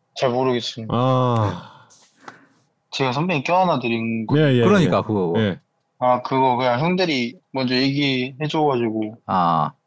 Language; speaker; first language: Korean; native; Korean